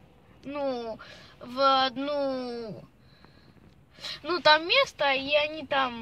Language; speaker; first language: Russian; early bilingual, heritage; Russian